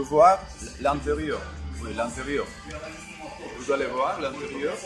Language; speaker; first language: French; non-native, fluent; Russian